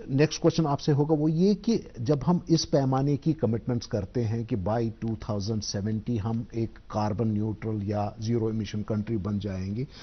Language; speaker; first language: Hindi; non-native, local second language; Kashmiri